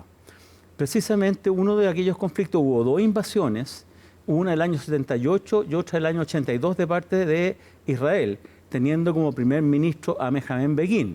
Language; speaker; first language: Spanish; native; Spanish